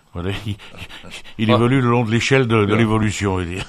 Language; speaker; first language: French; native; French